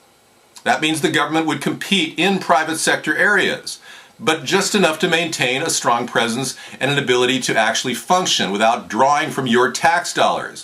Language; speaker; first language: English; native; English